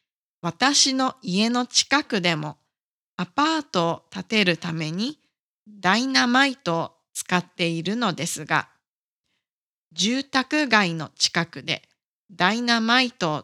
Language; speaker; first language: Japanese; native; Japanese